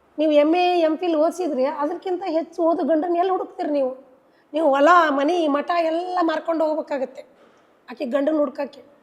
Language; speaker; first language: Kannada; native; Kannada